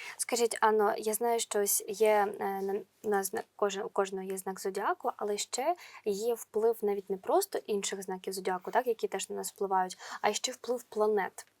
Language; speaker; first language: Ukrainian; native; Ukrainian